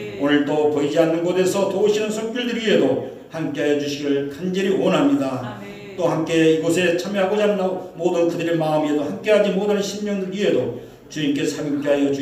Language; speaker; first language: Korean; native; Korean